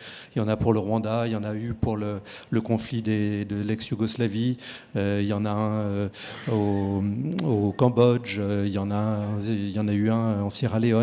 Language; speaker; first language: French; native; French